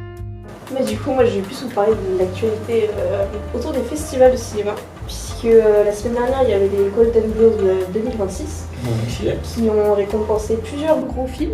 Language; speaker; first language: French; native; French